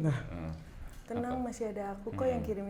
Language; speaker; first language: Indonesian; native; Indonesian